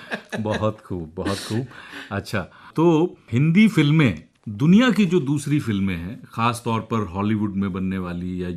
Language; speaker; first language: Hindi; native; Hindi